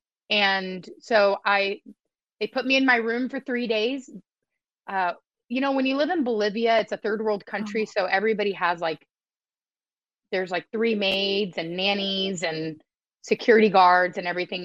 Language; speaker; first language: English; early bilingual, other home language; Spanish